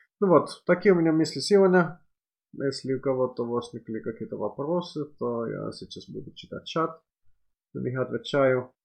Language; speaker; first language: Russian; non-native, fluent; Finnish